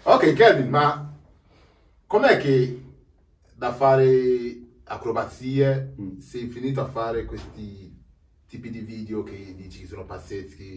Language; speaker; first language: Italian; native; Italian